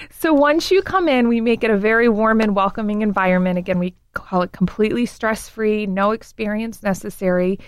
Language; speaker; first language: English; native; English